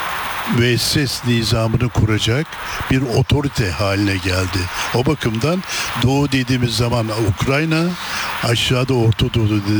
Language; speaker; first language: Turkish; native; Turkish